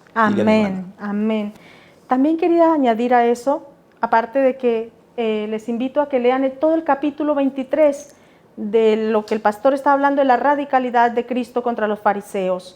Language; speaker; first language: Spanish; native; Spanish